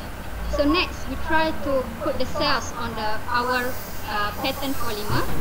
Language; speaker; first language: English; non-native, local second language; Malay